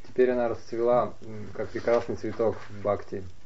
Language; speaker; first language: Russian; native; Russian